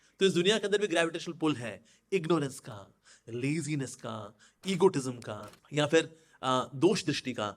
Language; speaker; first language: Hindi; native; Hindi